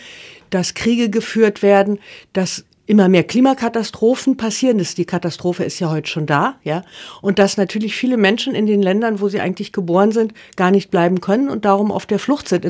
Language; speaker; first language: German; native; German